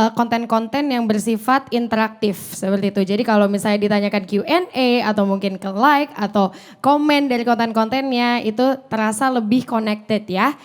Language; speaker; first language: Indonesian; native; Indonesian